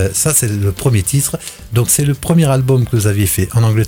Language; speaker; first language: French; native; French